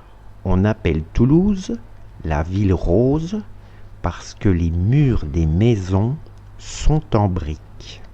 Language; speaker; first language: French; non-native, fluent; Russian